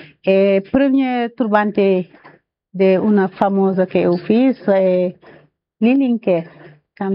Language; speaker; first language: Portuguese; non-native, learner; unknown